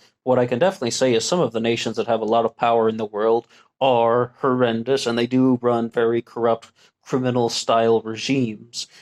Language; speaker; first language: English; native; English